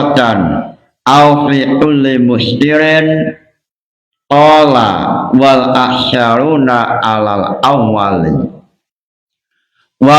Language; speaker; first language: Arabic; non-native, fluent; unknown